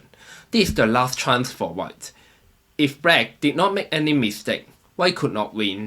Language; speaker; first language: English; non-native, fluent; Chinese